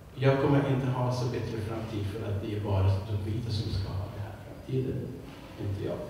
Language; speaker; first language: Swedish; non-native, fluent; Arabic